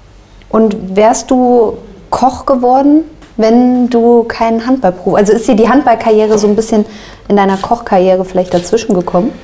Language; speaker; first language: German; native; German